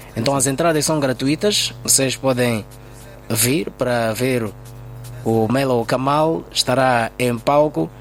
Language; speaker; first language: Portuguese; native; Portuguese